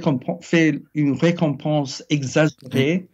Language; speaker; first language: French; non-native, fluent; English